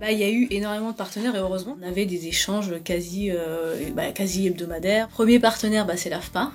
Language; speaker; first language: French; native; French